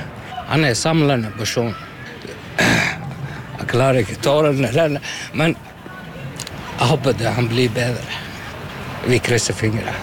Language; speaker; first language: Norwegian; non-native, learner; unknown